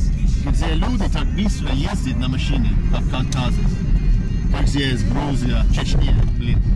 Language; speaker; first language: Russian; non-native, learner; English